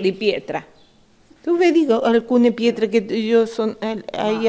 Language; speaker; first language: Italian; early bilingual, heritage; Spanish